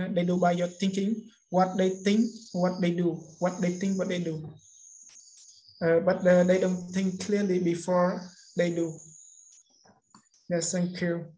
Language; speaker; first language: English; non-native, learner; Khmer